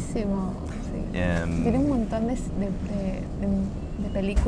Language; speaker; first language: Spanish; non-native, fluent; English